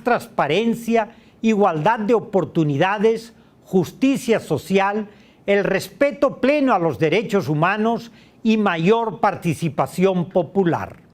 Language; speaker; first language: Spanish; native; Spanish